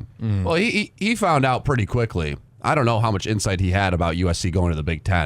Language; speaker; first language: English; native; English